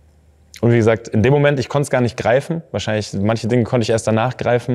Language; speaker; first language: German; native; German